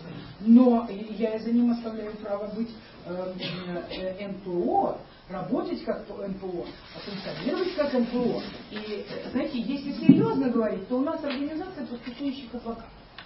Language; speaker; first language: Russian; native; Russian